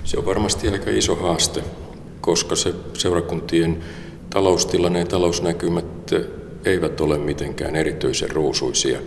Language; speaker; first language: Finnish; native; Finnish